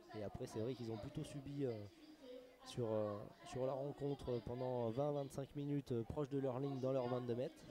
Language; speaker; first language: French; native; French